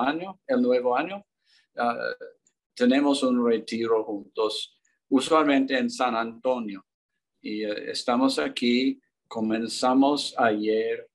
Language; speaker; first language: Spanish; non-native, learner; English